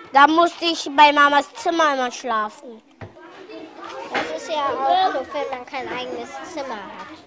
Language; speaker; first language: German; early bilingual, other home language; French